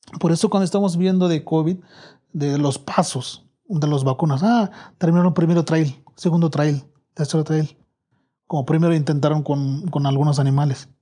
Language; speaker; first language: Spanish; non-native, learner; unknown